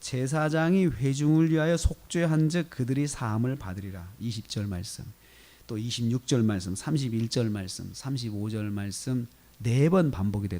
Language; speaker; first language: Korean; native; Korean